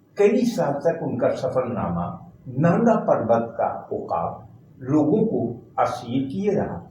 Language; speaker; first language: Urdu; native; Urdu